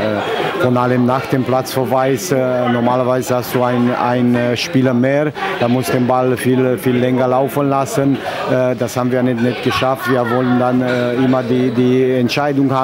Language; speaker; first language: German; non-native, fluent; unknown